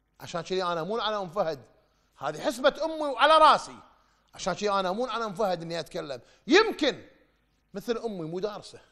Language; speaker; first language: Arabic; native; Arabic